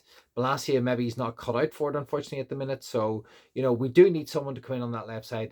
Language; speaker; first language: English; native; English